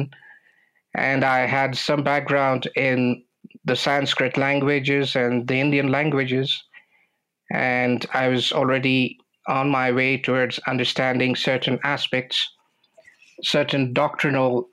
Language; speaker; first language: English; non-native, local second language; Bangla